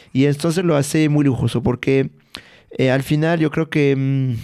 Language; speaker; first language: Spanish; non-native, fluent; French